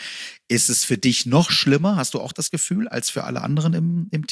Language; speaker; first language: German; native; German